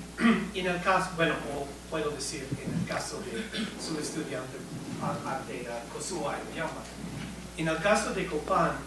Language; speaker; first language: Spanish; non-native, fluent; English